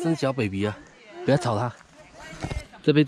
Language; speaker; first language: Chinese; native; Chinese